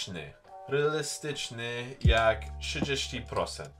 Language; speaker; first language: Polish; non-native, learner; English